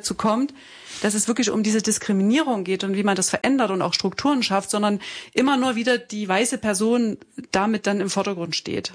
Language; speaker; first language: German; native; German